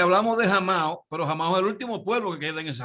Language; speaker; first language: Spanish; native; Spanish